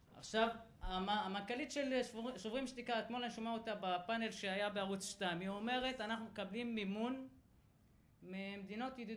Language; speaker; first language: Hebrew; non-native, local second language; Arabic